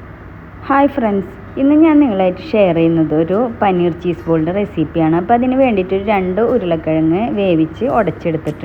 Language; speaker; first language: Malayalam; native; Malayalam